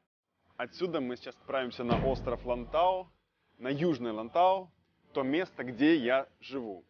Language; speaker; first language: Russian; native; Russian